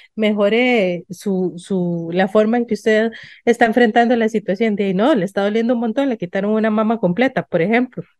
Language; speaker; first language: Spanish; native; Spanish